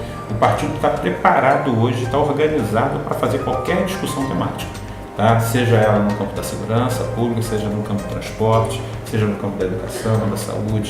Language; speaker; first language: Portuguese; native; Portuguese